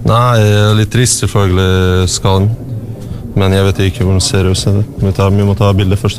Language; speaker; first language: Norwegian; non-native, learner; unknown